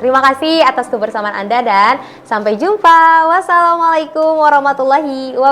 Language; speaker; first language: Indonesian; native; Indonesian